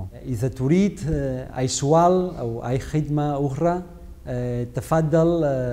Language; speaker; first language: Arabic; non-native, learner; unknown